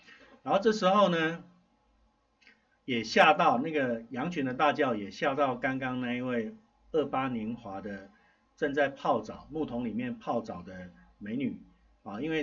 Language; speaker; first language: Chinese; native; Chinese